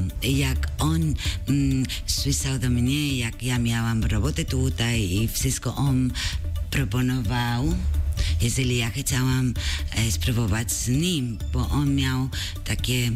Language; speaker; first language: Polish; non-native, learner; Spanish